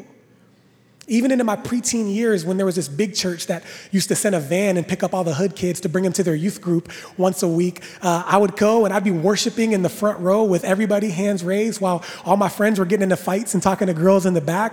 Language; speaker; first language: English; native; English